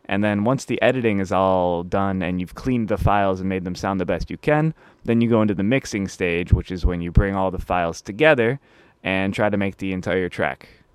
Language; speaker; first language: English; native; English